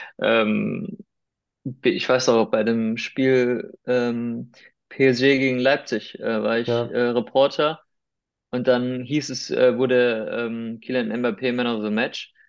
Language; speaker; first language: German; early bilingual, other home language; Spanish